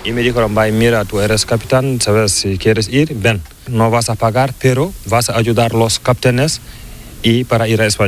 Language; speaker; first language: Spanish; non-native, learner; Fula